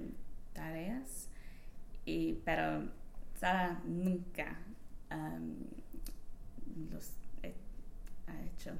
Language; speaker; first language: Spanish; non-native, learner; English